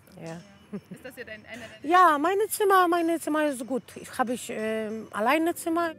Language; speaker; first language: German; non-native, learner; Polish